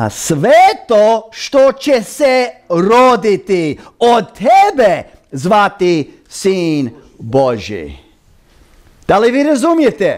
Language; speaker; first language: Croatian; early bilingual, heritage; Croatian